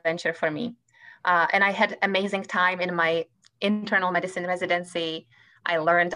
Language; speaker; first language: English; non-native, fluent; Czech